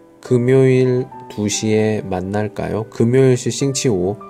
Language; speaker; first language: Korean; non-native, learner; Chinese